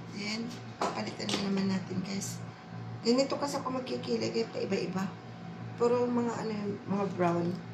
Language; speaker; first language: Filipino; non-native, local second language; Hiligaynon